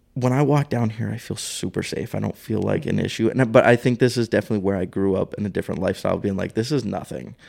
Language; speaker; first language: English; native; English